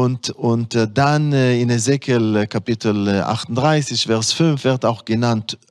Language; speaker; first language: German; non-native, fluent; Hebrew